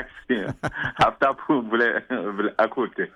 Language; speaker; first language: Greek; non-native, learner; Kurdish